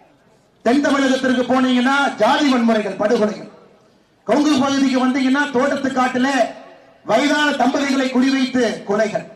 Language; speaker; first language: Tamil; native; Tamil